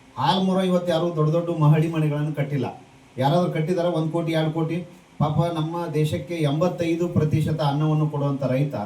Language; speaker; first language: Kannada; native; Kannada